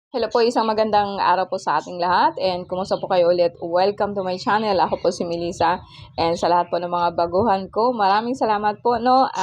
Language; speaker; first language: Filipino; non-native, local second language; Cebuano